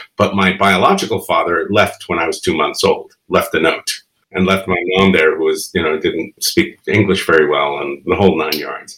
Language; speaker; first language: English; early bilingual, other home language; Spanish